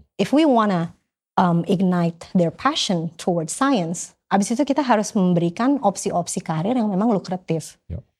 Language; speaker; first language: Indonesian; native; Indonesian